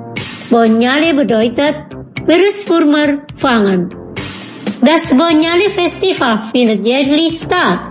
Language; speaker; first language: German; non-native, fluent; Indonesian